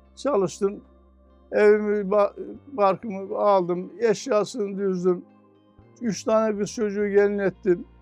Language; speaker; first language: Turkish; native; Turkish